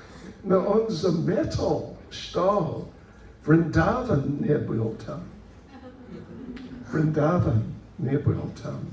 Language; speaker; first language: Russian; non-native, learner; English